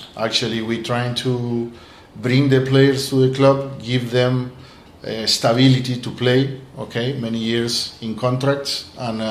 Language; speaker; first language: English; non-native, fluent; Spanish